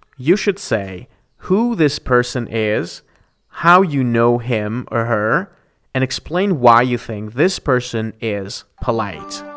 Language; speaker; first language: English; non-native, fluent; Persian